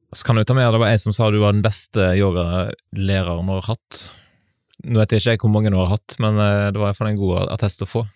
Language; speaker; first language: Norwegian; native; Norwegian